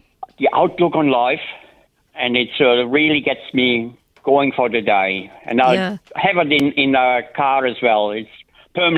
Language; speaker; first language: English; non-native, fluent; German